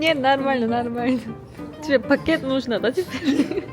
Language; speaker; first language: Russian; non-native, learner; Korean